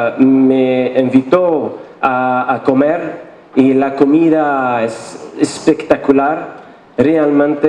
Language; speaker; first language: Spanish; non-native, fluent; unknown